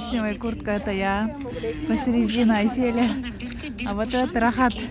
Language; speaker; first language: Russian; non-native, local second language; Kazakh